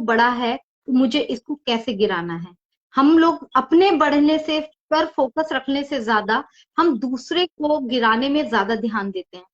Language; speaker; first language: Hindi; native; Hindi